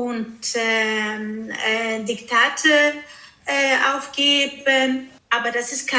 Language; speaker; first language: German; non-native, fluent; Greek